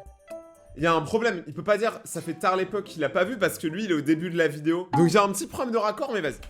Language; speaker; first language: French; native; French